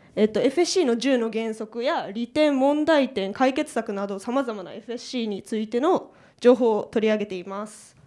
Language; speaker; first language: Japanese; native; Japanese